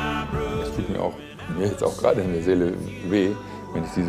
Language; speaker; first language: German; native; German